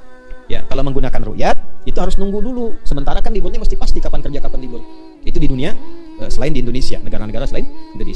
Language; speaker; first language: Indonesian; native; Indonesian